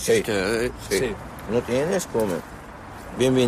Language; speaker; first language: Spanish; non-native, learner; Arabic